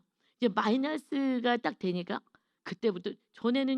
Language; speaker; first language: Korean; native; Korean